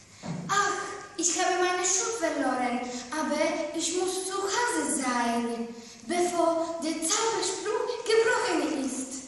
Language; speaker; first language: German; non-native, learner; Polish